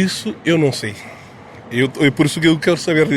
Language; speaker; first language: Portuguese; non-native, local second language; Kabuverdianu